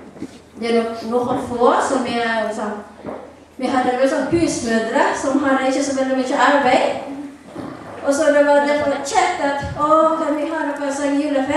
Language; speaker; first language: Norwegian; non-native, learner; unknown